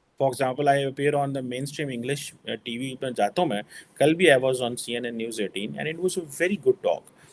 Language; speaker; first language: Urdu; non-native, local second language; Punjabi